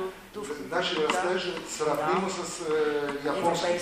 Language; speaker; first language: Bulgarian; non-native, fluent; Greek